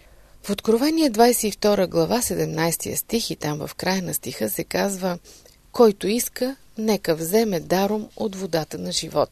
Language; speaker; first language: Bulgarian; native; Bulgarian